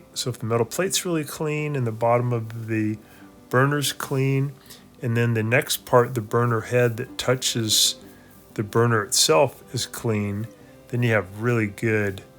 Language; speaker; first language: English; native; English